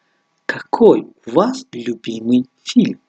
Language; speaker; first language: Russian; non-native, local second language; Tajik